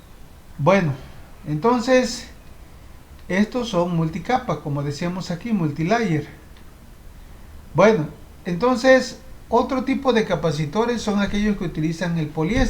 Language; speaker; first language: Spanish; native; Spanish